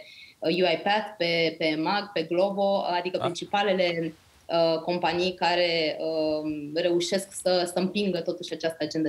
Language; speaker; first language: Romanian; native; Romanian